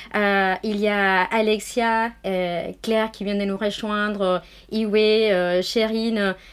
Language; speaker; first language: French; non-native, fluent; Spanish